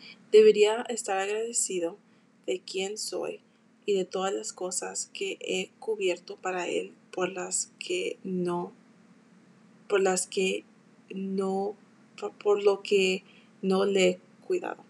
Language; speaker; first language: Spanish; early bilingual, heritage; Spanish